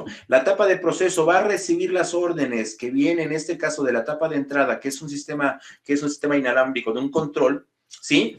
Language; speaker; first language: Spanish; native; Spanish